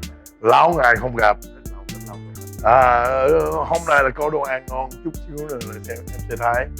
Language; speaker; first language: Vietnamese; early bilingual, heritage; English